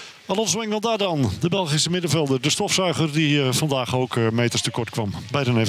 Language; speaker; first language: Dutch; native; Dutch